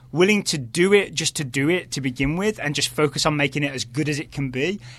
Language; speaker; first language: English; native; English